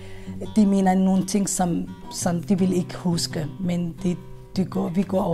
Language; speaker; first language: Danish; non-native, fluent; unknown